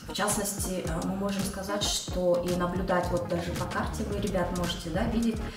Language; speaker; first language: Russian; non-native, local second language; Kyrgyz